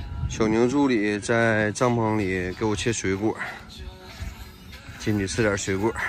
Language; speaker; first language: Chinese; native; Chinese